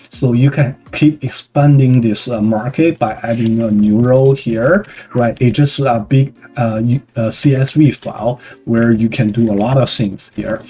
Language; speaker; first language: English; non-native, fluent; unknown